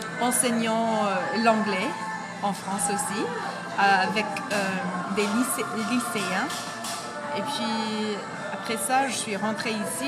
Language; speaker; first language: French; non-native, fluent; English